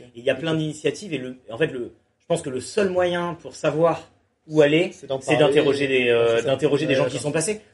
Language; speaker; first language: French; native; French